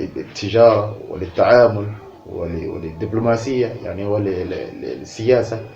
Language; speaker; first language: Arabic; non-native, fluent; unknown